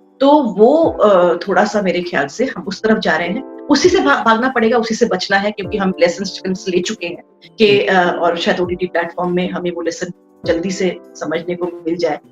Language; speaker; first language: Hindi; non-native, local second language; Bangla